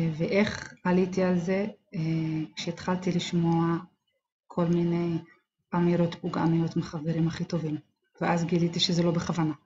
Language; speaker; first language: Hebrew; non-native, local second language; Arabic